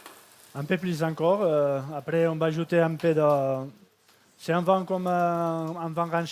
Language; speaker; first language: French; non-native, fluent; Catalan